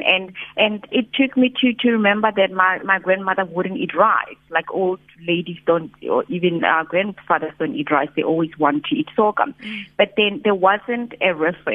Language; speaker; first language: English; non-native, local second language; Tswana